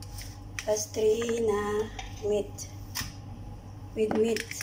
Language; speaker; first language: English; non-native, learner; Filipino